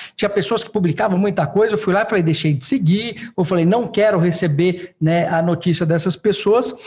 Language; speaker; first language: Portuguese; native; Portuguese